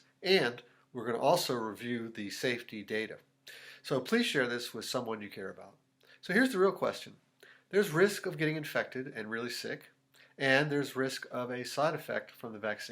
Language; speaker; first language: English; native; English